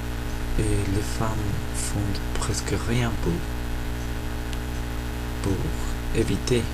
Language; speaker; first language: French; non-native, fluent; Spanish